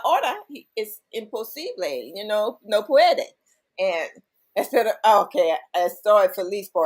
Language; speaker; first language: Spanish; non-native, learner; English